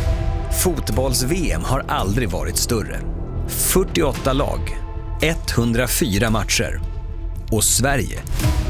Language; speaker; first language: Swedish; native; Swedish